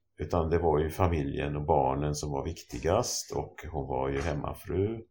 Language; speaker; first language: Swedish; native; Swedish